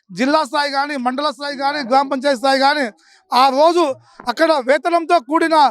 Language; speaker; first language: Telugu; non-native, local second language; Lambadi